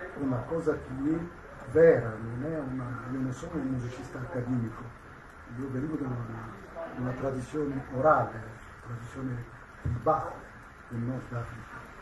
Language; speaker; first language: Italian; non-native, fluent; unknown